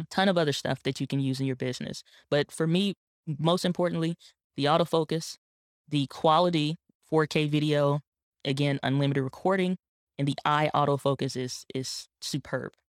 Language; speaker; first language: English; native; English